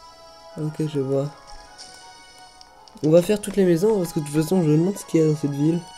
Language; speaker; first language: French; native; French